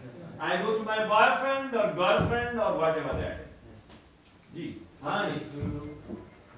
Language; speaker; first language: English; non-native, local second language; Urdu